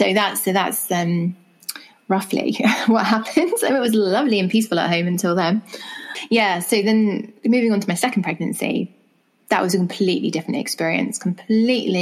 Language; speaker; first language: English; native; English